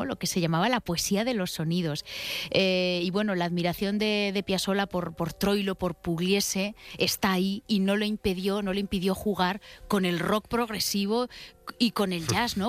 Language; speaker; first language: Spanish; native; Spanish